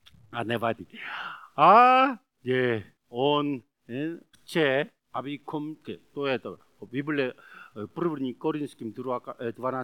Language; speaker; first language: Czech; non-native, learner; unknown